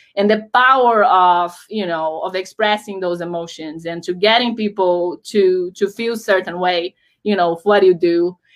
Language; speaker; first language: English; non-native, fluent; Portuguese